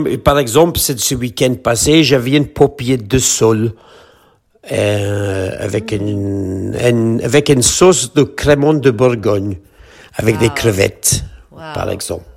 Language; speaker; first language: French; non-native, fluent; English